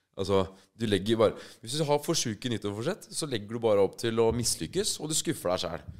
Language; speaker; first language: Norwegian; native; Norwegian